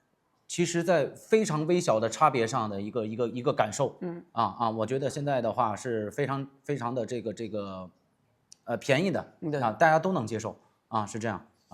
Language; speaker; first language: Chinese; native; Chinese